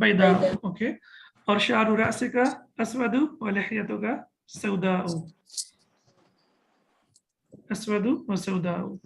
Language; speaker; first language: Arabic; non-native, fluent; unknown